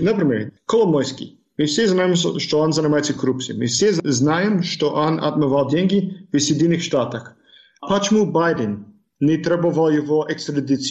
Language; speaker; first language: Russian; non-native, fluent; English